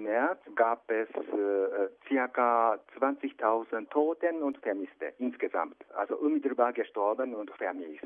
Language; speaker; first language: German; non-native, fluent; Japanese